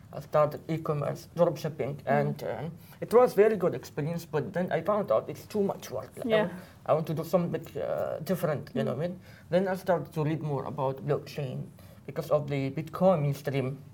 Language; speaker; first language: English; non-native, fluent; Arabic